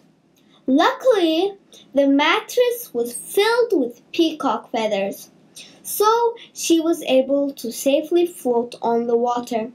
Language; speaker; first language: English; native; English